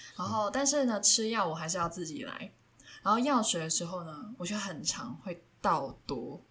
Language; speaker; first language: Chinese; non-native, local second language; Cantonese